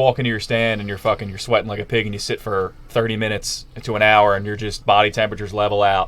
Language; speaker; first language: English; native; English